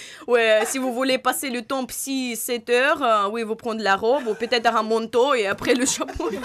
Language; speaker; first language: French; non-native, learner; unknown